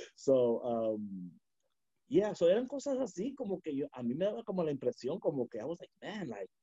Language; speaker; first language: Spanish; early bilingual, heritage; Spanish